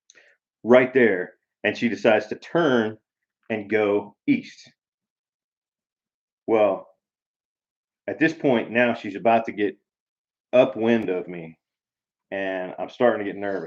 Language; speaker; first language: English; native; English